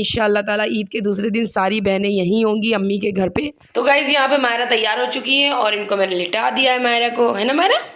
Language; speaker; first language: Hindi; native; Hindi